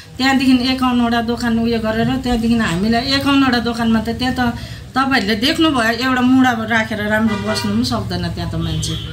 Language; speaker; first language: Nepali; native; Nepali